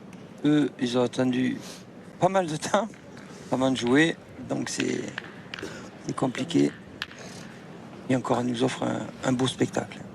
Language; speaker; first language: French; native; French